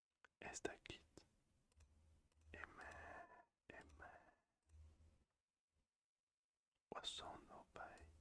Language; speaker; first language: Basque; non-native, learner; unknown